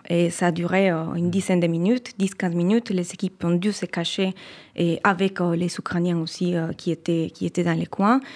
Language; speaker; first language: French; non-native, fluent; Spanish